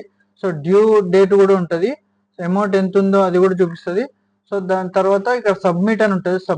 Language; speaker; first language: Telugu; native; Telugu